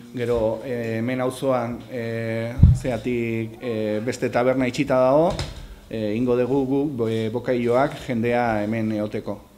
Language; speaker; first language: Basque; native; Basque